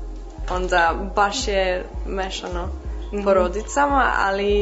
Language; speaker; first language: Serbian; early bilingual, heritage; English